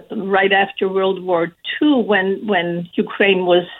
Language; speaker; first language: English; early bilingual, other home language; Ukrainian